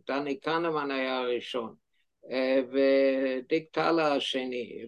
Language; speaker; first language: Hebrew; non-native, fluent; German